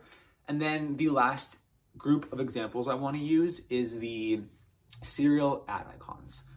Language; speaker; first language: English; native; English